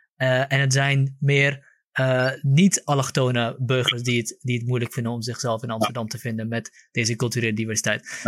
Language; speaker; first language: Dutch; early bilingual, other home language; Kurdish